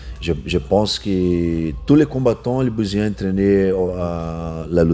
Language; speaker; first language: French; non-native, learner; Portuguese